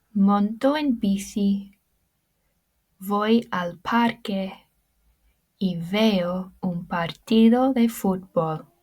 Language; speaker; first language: Spanish; non-native, fluent; English